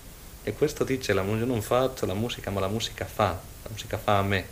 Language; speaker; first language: Italian; non-native, fluent; Spanish